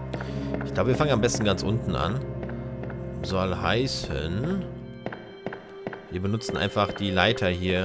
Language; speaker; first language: German; native; German